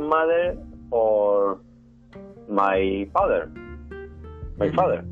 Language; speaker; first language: English; non-native, learner; Spanish